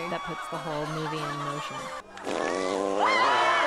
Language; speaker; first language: English; native; English